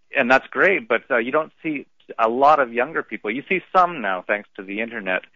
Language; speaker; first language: English; native; English